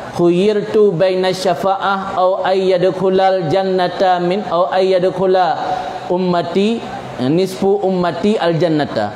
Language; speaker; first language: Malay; non-native, local second language; Achinese